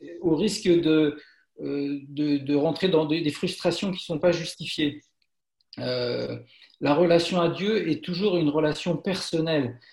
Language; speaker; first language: French; native; French